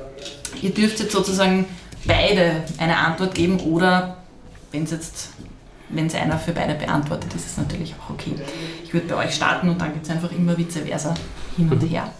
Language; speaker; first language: German; native; German